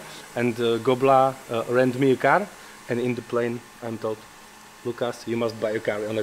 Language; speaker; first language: English; non-native, learner; Czech